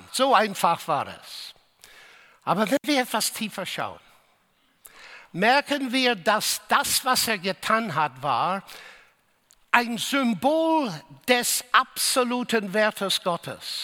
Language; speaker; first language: German; non-native, fluent; English